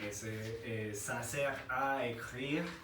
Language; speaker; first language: French; non-native, learner; Spanish